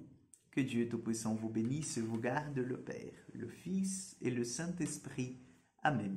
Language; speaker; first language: French; non-native, fluent; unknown